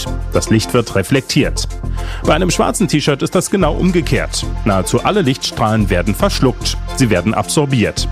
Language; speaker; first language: German; native; German